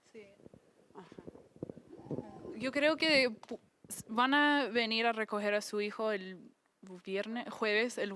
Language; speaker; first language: Spanish; early bilingual, heritage; English